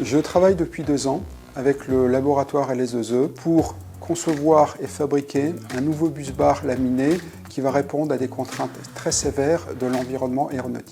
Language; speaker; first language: French; native; French